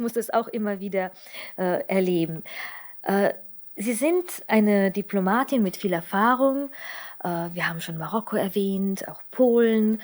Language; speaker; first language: German; non-native, fluent; Slovenian